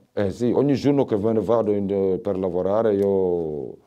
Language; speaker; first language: Italian; non-native, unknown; Wolof